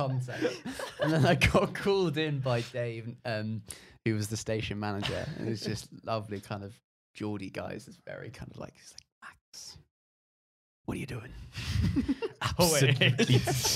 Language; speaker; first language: English; native; English